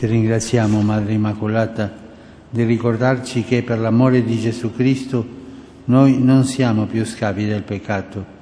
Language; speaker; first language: Italian; early bilingual, heritage; Spanish